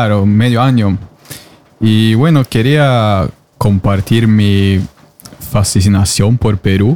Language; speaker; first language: Spanish; non-native, fluent; Norwegian